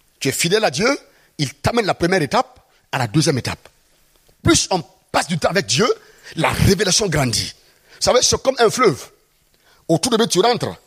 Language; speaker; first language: French; non-native, local second language; Mossi